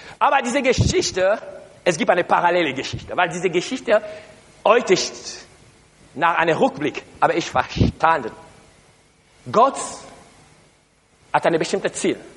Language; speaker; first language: German; non-native, learner; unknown